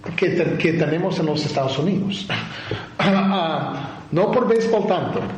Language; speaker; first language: Spanish; non-native, learner; English